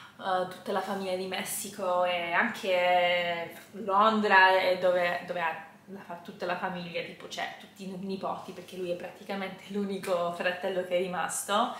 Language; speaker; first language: Italian; non-native, fluent; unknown